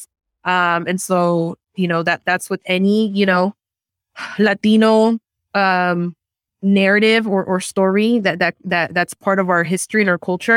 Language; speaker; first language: English; native; English